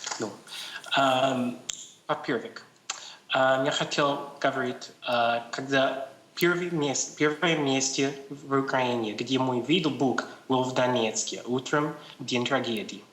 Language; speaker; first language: Russian; non-native, learner; English